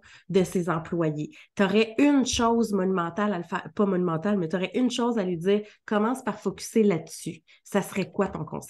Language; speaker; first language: French; native; French